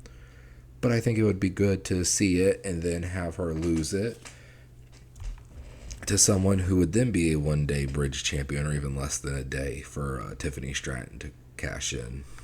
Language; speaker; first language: English; native; English